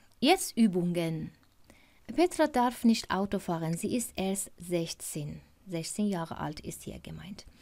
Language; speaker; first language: German; non-native, fluent; Persian